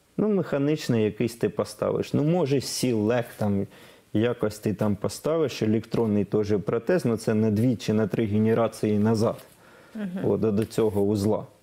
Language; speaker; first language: Ukrainian; non-native, local second language; Russian